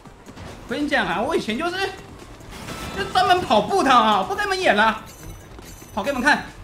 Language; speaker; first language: Chinese; native; Chinese